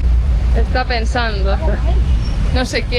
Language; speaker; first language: Spanish; non-native, fluent; Estonian